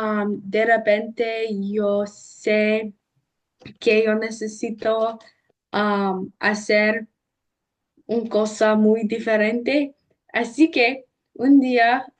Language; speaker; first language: Spanish; non-native, learner; English